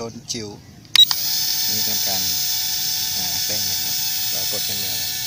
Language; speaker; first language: Thai; native; Thai